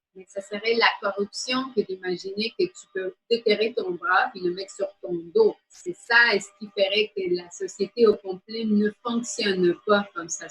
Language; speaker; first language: French; native; French